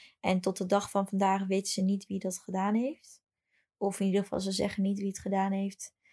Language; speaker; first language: Dutch; early bilingual, other home language; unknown